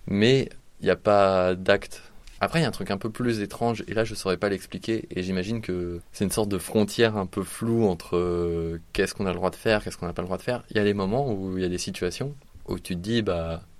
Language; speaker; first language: French; native; French